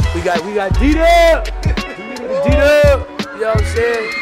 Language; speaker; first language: English; native; English